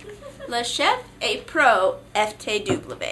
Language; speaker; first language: French; non-native, learner; English